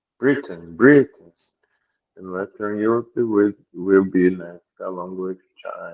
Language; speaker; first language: English; non-native, learner; Portuguese